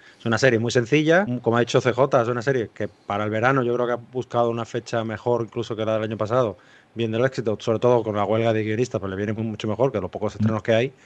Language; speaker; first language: Spanish; native; Spanish